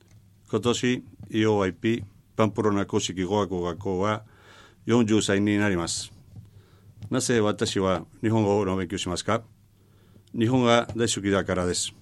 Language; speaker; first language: Japanese; non-native, learner; Spanish